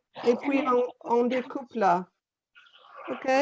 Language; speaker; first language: French; non-native, fluent; English